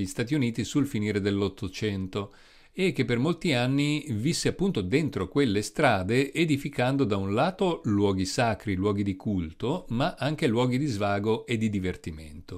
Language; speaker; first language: Italian; native; Italian